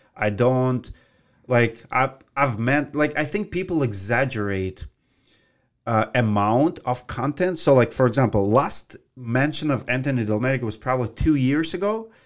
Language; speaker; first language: English; non-native, fluent; Russian